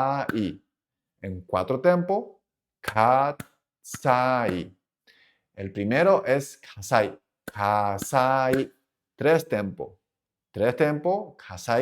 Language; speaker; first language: Spanish; non-native, fluent; Japanese